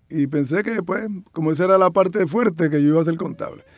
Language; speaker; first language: Spanish; native; Spanish